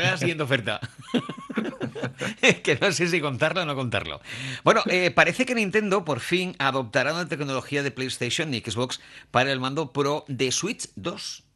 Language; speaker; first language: Spanish; native; Spanish